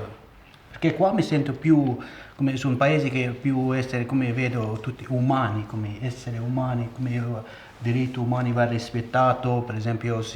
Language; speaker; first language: Italian; non-native, learner; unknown